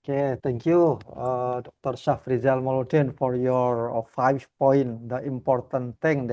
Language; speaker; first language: English; non-native, learner; Indonesian